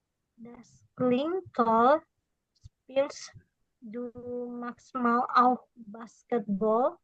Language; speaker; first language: German; non-native, learner; Indonesian